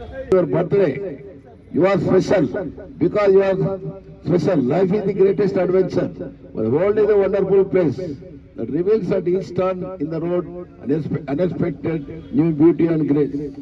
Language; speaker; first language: English; non-native, local second language; Telugu